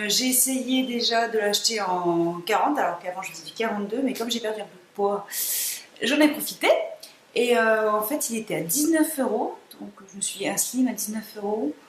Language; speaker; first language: French; native; French